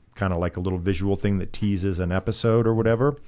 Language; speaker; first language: English; native; English